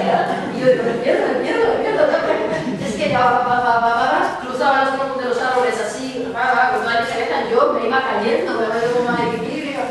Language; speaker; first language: Spanish; native; Spanish